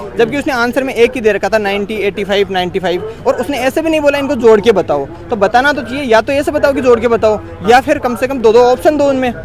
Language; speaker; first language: Hindi; native; Hindi